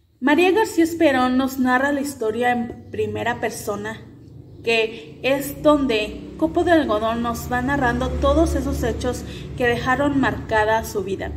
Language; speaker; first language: Spanish; native; Spanish